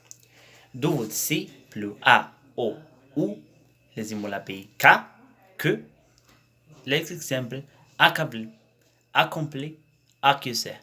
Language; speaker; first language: French; non-native, learner; Spanish